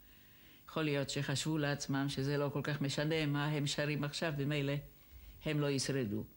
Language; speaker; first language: Hebrew; non-native, fluent; Czech